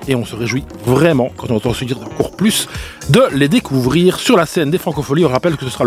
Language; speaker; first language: French; native; French